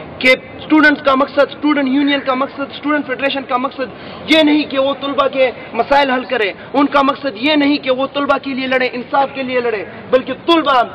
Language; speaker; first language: Urdu; non-native, local second language; Pashto